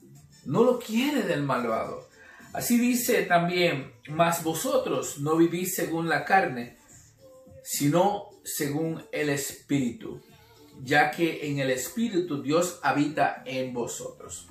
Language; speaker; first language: Spanish; native; Spanish